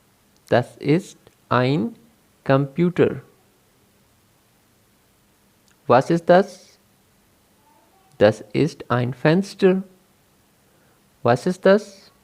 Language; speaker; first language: German; non-native, fluent; Urdu